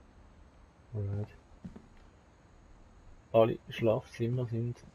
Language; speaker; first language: German; native; German